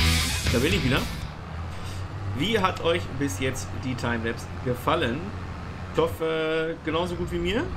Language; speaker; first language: German; native; German